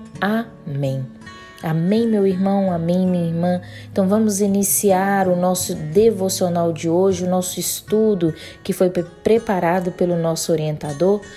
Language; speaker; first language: Portuguese; native; Portuguese